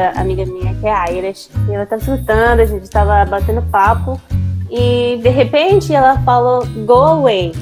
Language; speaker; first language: Portuguese; non-native, fluent; English